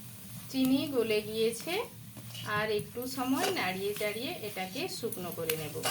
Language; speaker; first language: Bangla; native; Bangla